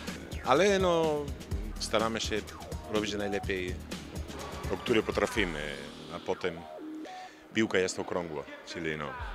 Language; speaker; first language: Polish; non-native, learner; Italian